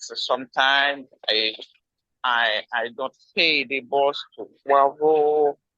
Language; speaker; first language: English; non-native, learner; Haitian Creole